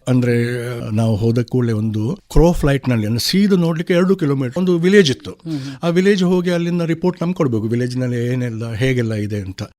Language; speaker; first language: Kannada; non-native, local second language; Konkani